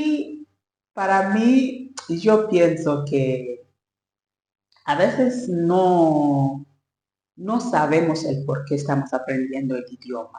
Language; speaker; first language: Spanish; non-native, learner; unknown